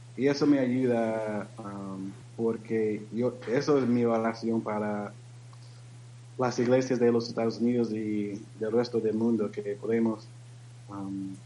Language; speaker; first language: Spanish; non-native, learner; English